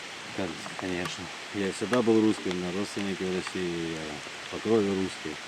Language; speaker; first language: Russian; native; Russian